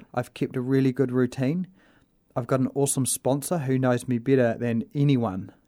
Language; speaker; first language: English; native; English